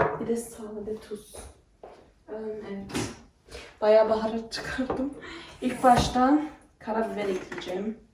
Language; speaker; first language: Turkish; early bilingual, heritage; Turkish